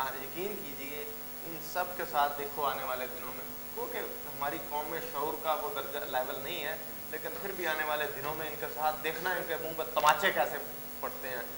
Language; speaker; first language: Urdu; non-native, local second language; Punjabi